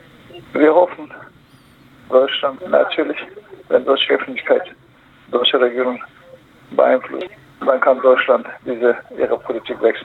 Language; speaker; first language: German; non-native, learner; Kurdish